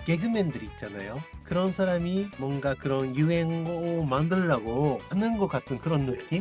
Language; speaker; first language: Korean; non-native, fluent; Japanese